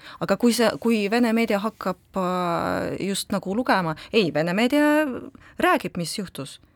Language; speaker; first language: Estonian; non-native, local second language; Russian